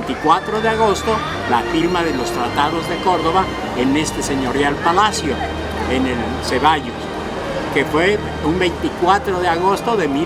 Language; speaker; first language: Spanish; native; Spanish